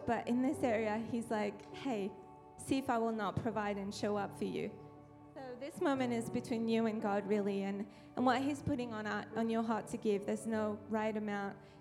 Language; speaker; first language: English; non-native, fluent; French